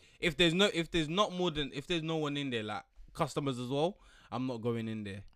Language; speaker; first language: English; early bilingual, other home language; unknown